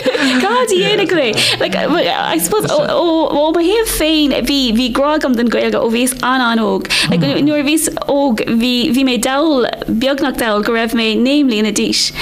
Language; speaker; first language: Irish; non-native, local second language; English